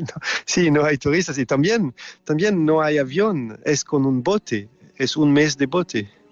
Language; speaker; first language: Spanish; non-native, learner; French